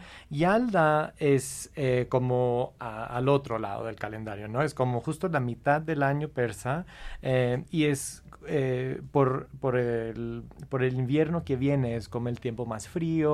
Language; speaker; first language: Spanish; non-native, fluent; English